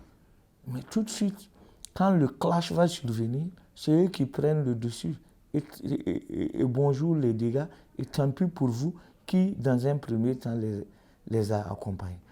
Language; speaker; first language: French; native; French